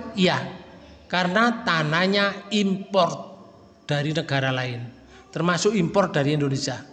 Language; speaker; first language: Indonesian; non-native, local second language; Javanese